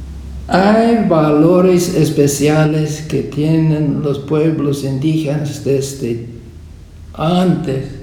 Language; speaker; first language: Spanish; non-native, fluent; English